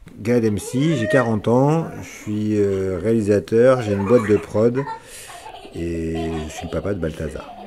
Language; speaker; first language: French; native; French